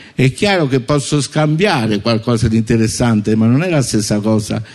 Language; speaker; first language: Italian; native; Italian